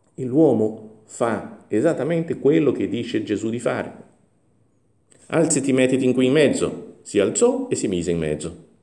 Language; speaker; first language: Italian; non-native, fluent; Portuguese